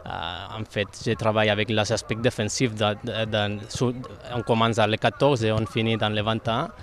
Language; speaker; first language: French; non-native, fluent; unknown